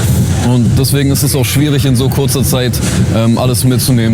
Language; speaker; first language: German; native; German